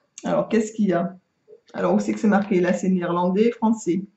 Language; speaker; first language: French; native; French